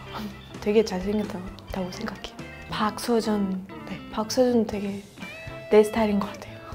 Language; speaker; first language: Korean; non-native, fluent; Russian